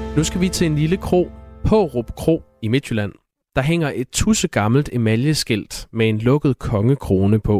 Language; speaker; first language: Danish; native; Danish